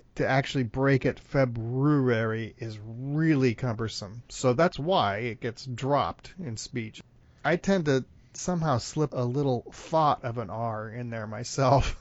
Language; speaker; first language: English; native; English